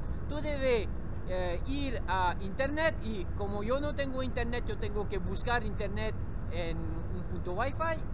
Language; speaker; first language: Spanish; non-native, learner; French